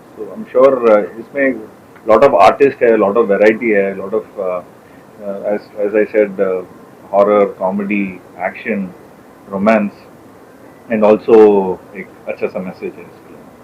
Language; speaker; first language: Hindi; non-native, local second language; Tamil